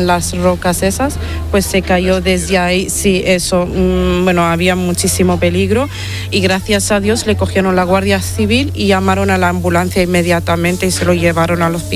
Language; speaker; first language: Spanish; non-native, fluent; Italian